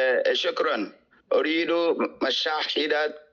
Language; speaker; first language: Arabic; non-native, learner; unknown